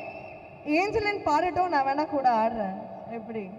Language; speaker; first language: Tamil; native; Tamil